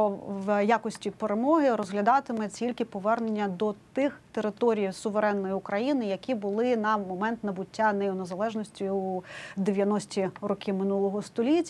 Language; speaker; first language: Ukrainian; native; Ukrainian